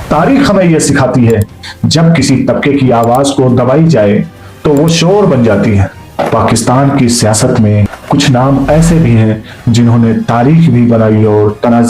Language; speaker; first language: Urdu; native; Urdu